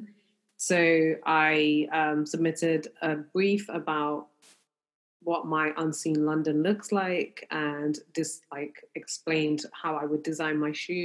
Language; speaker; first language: English; native; English